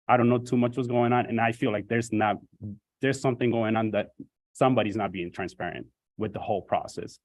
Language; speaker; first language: English; native; English